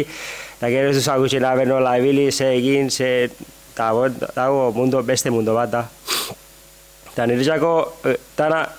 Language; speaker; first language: Basque; non-native, learner; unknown